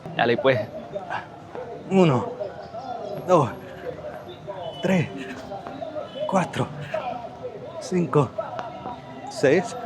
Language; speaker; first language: Spanish; non-native, learner; English